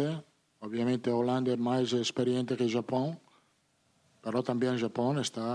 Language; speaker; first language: Portuguese; non-native, learner; Italian